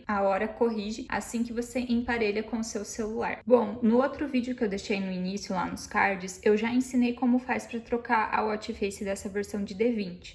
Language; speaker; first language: Portuguese; native; Portuguese